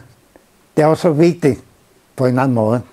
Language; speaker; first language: Danish; non-native, fluent; Spanish